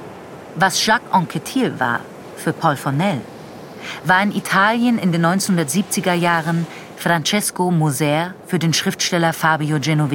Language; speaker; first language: German; native; German